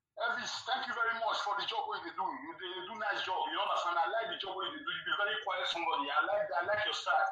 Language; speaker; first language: Nigerian Pidgin; non-native, local second language; Bini